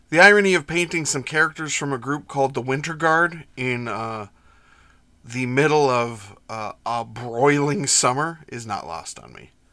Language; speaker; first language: English; native; English